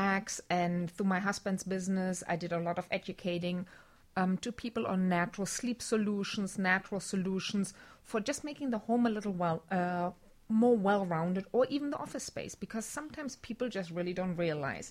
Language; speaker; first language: English; non-native, fluent; German